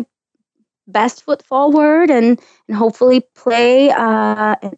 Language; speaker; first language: English; non-native, fluent; Portuguese